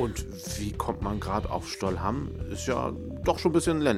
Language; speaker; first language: German; native; German